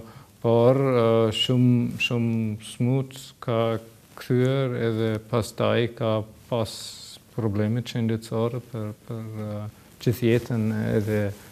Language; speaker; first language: Albanian; non-native, learner; German